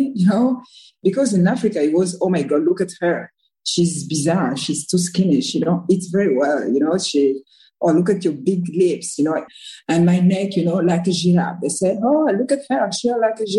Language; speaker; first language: English; non-native, learner; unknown